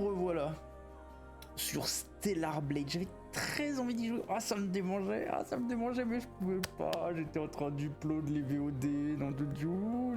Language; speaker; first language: French; native; French